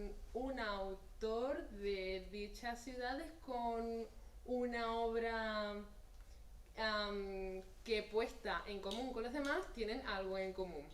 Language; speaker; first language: Spanish; native; Spanish